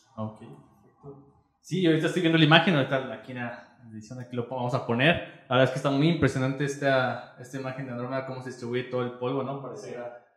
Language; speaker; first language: Spanish; native; Spanish